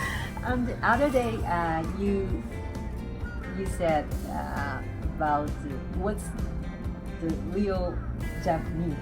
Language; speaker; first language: English; non-native, learner; Japanese